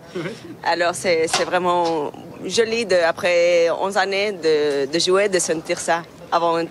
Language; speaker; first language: French; non-native, fluent; Spanish